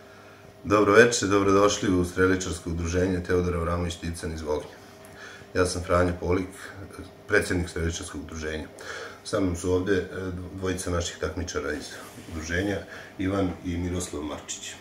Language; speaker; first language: Serbian; native; Serbian